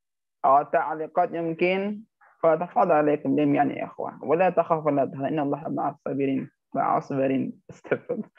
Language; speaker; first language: Arabic; non-native, learner; Indonesian